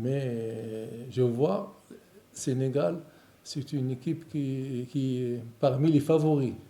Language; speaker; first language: French; non-native, local second language; Arabic